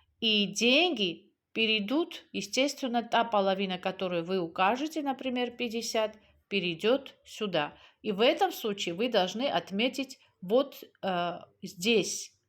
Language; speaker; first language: Russian; non-native, local second language; Georgian